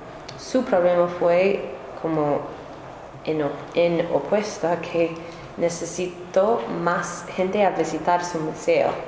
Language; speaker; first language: Spanish; non-native, learner; English